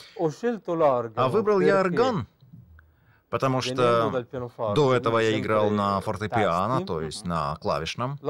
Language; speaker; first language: Russian; non-native, fluent; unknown